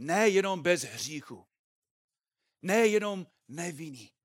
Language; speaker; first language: Czech; non-native, fluent; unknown